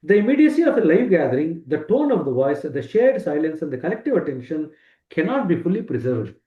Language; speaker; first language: English; non-native, local second language; Kannada